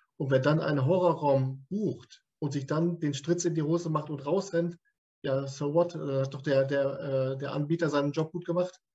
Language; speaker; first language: German; native; German